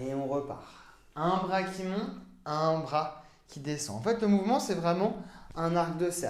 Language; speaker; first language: French; native; French